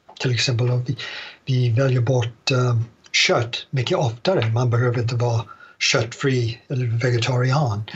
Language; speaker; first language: Swedish; non-native, fluent; English